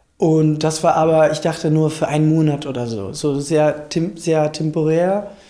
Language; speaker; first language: German; non-native, fluent; Italian